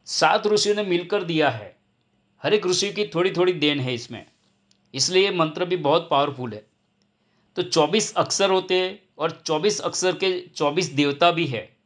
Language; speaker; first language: Hindi; non-native, local second language; Gujarati